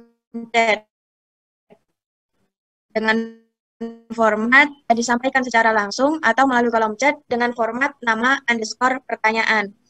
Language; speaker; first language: Indonesian; native; Indonesian